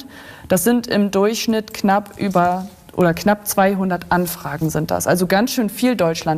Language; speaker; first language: German; native; German